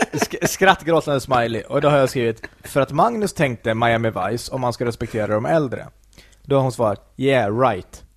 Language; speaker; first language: Swedish; early bilingual, other home language; Kurdish